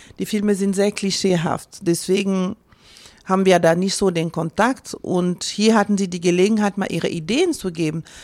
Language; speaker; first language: German; non-native, fluent; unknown